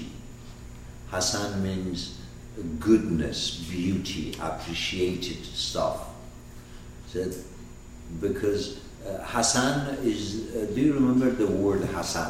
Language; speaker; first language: English; non-native, fluent; Persian